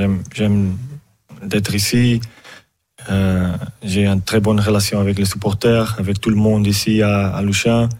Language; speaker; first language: French; non-native, fluent; Portuguese